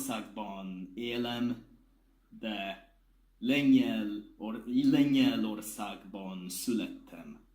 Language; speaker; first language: Hungarian; non-native, learner; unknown